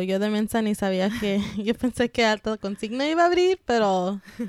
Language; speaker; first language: Spanish; early bilingual, heritage; Spanish